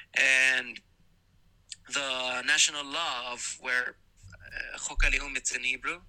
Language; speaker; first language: English; non-native, fluent; Arabic